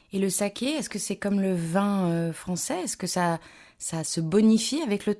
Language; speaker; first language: French; native; French